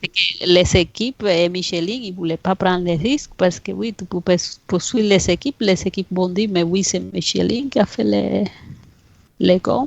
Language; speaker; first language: French; non-native, fluent; Spanish